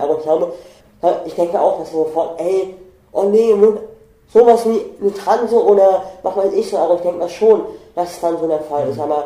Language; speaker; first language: German; native; German